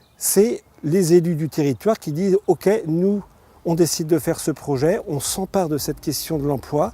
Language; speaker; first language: French; native; French